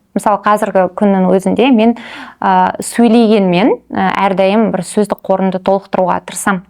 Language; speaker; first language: Kazakh; non-native, local second language; Russian